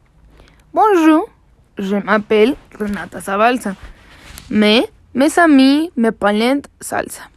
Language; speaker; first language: French; non-native, learner; Spanish